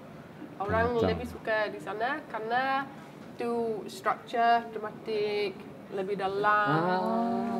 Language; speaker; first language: Indonesian; non-native, fluent; English